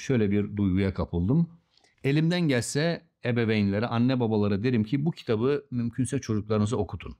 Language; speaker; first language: Turkish; native; Turkish